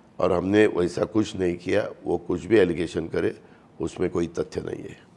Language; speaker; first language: Hindi; non-native, local second language; Marathi